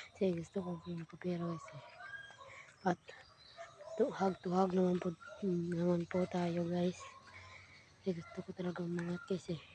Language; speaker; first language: Filipino; non-native, local second language; Cebuano